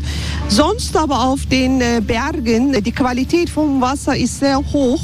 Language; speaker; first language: German; non-native, fluent; Turkish